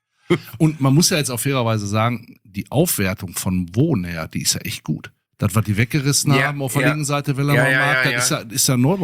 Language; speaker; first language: German; native; German